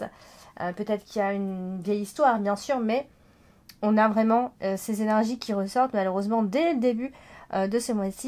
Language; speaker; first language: French; native; French